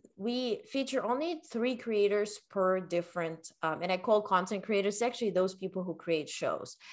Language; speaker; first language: English; non-native, fluent; Ukrainian